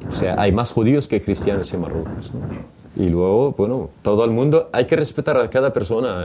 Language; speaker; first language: Spanish; non-native, fluent; Arabic